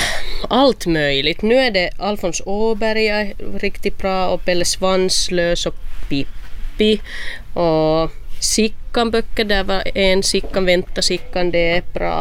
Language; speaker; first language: Swedish; non-native, local second language; Finnish